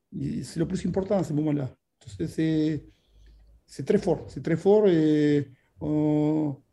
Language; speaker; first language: French; non-native, fluent; Spanish